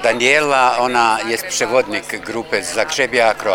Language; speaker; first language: Polish; non-native, learner; Croatian